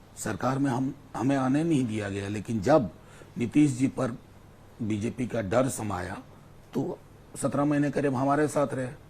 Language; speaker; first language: Hindi; non-native, local second language; Maithili